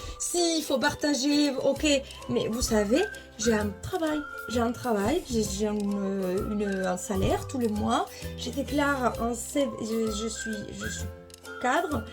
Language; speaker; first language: French; non-native, fluent; Spanish